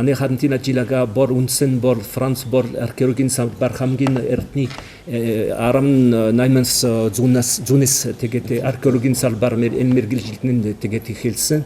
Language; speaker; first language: Mongolian; non-native, learner; French